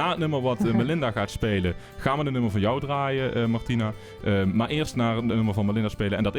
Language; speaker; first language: Dutch; native; Dutch